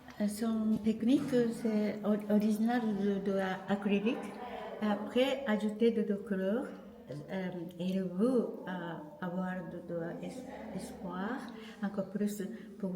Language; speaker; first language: French; non-native, learner; Japanese